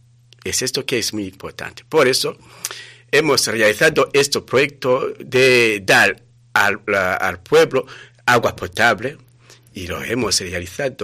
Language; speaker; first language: Spanish; non-native, fluent; Rundi